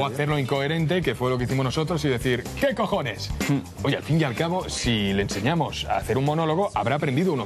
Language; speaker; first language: Spanish; native; Spanish